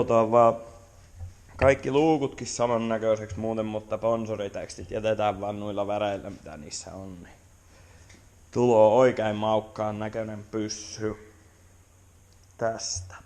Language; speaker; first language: Finnish; native; Finnish